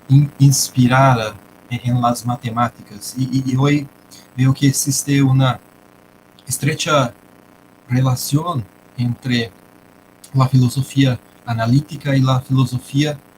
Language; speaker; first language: Spanish; non-native, fluent; Portuguese